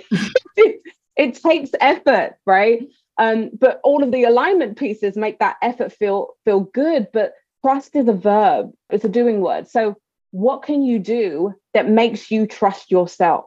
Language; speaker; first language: English; native; English